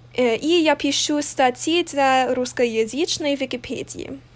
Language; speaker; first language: Russian; non-native, learner; English